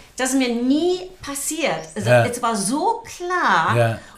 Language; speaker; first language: German; non-native, fluent; English